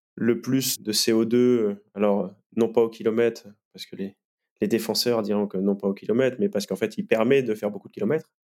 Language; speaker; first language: French; native; French